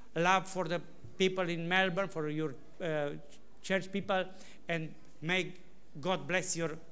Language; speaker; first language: English; non-native, fluent; Romanian